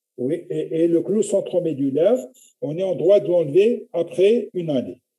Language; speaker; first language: French; non-native, local second language; Arabic